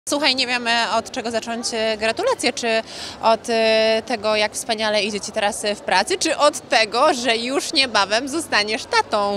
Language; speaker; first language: Polish; native; Polish